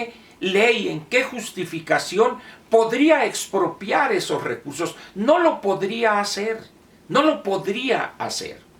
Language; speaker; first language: Spanish; native; Spanish